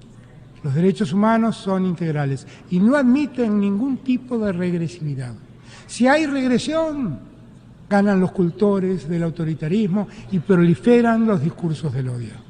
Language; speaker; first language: Spanish; native; Spanish